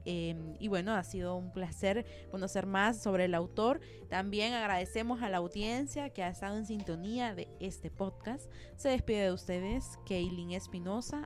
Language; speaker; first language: Spanish; native; Spanish